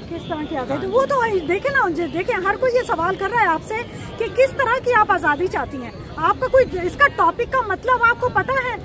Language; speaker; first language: Urdu; non-native, local second language; Punjabi